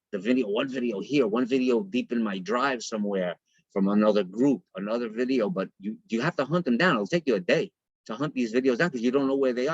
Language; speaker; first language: English; native; English